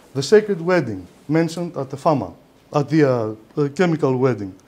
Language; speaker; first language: English; non-native, fluent; Greek